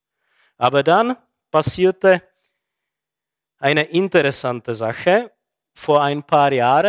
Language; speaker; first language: German; non-native, fluent; Czech